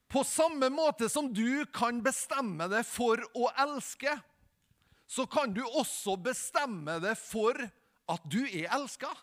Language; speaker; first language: Norwegian; native; Norwegian